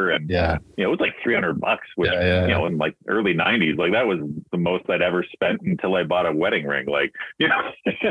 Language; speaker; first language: English; native; English